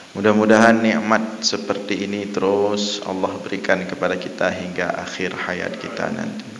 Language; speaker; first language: Malay; non-native, local second language; Achinese